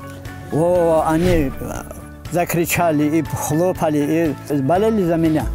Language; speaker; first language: Russian; non-native, local second language; Avaric